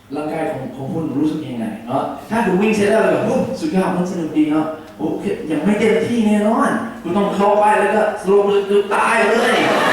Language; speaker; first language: Thai; non-native, learner; English